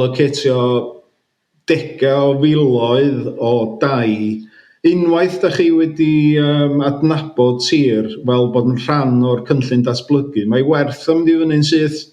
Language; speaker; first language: Welsh; native; Welsh